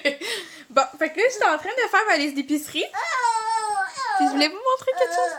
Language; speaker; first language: French; native; French